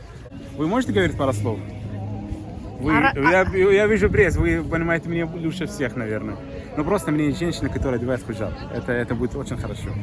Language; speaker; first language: Russian; non-native, learner; Arabic